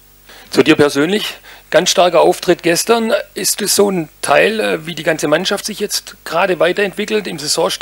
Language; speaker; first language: German; native; German